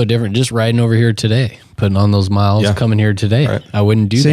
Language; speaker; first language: English; native; English